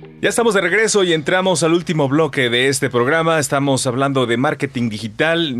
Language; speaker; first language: Spanish; native; Spanish